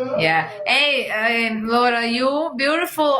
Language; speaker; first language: English; non-native, learner; Portuguese